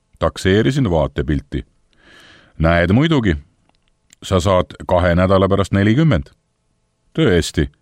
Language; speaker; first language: Estonian; native; Estonian